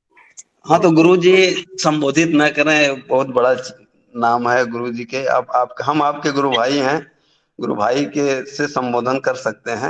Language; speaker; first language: Hindi; native; Hindi